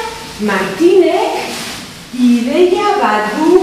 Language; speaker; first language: Basque; non-native, local second language; Spanish